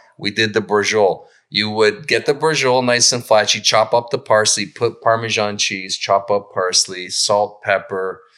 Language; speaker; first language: English; native; English